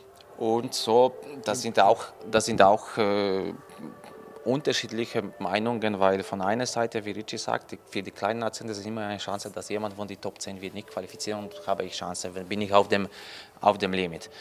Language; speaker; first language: German; non-native, learner; Polish